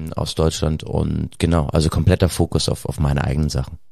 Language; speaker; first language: German; native; German